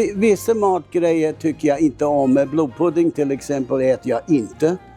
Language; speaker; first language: Swedish; non-native, fluent; English